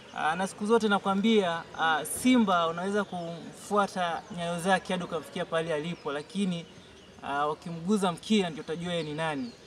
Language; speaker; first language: Swahili; native; Swahili